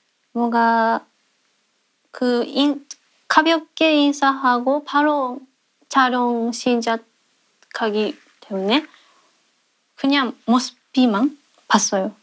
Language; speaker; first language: Korean; non-native, learner; Japanese